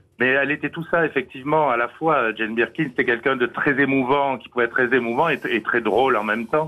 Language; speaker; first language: French; native; French